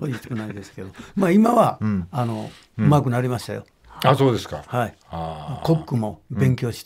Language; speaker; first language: Japanese; native; Japanese